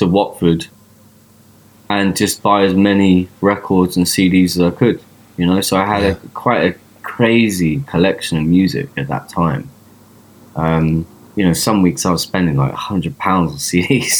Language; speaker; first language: English; native; English